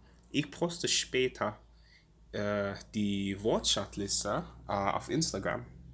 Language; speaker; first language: German; non-native, learner; English